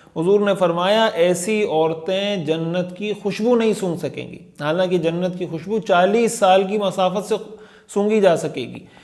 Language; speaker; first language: Urdu; native; Urdu